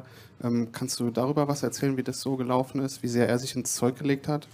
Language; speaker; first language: German; native; German